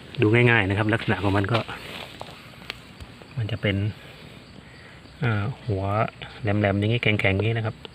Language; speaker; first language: Thai; native; Thai